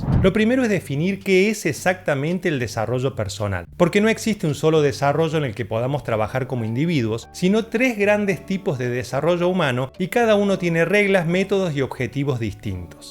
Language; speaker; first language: Spanish; native; Spanish